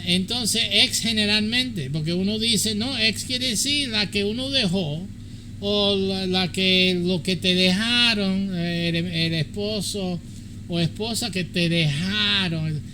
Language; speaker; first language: Spanish; early bilingual, heritage; English